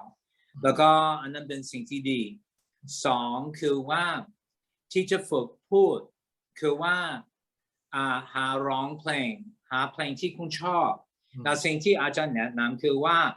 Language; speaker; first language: Thai; non-native, fluent; English